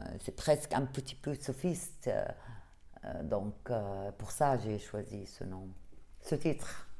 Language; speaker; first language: French; non-native, learner; Arabic